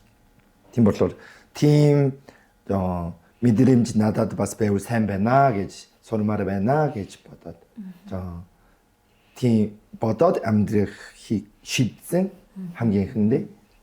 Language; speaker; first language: Mongolian; non-native, fluent; Korean